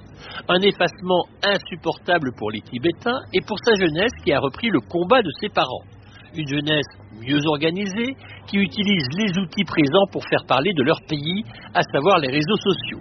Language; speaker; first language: French; native; French